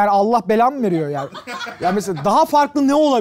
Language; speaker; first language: Turkish; native; Turkish